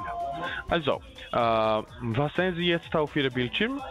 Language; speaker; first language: German; non-native, learner; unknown